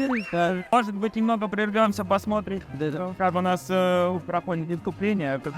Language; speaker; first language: Russian; native; Russian